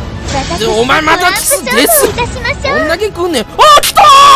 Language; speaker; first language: Japanese; native; Japanese